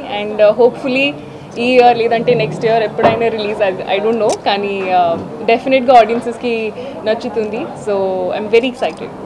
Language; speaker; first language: Telugu; non-native, learner; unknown